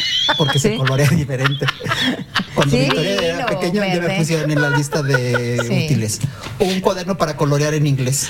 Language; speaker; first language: Spanish; native; Spanish